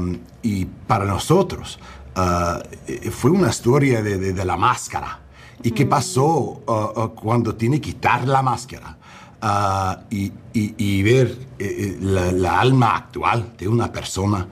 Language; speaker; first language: Spanish; non-native, learner; English